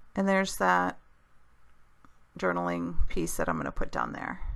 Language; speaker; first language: English; native; English